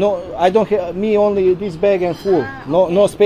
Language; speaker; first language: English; non-native, learner; Serbian